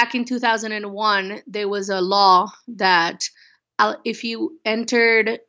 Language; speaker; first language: English; early bilingual, other home language; Spanish